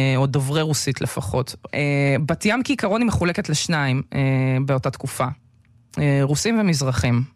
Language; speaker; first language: Hebrew; early bilingual, other home language; Russian